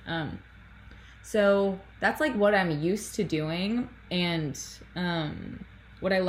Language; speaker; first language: English; native; English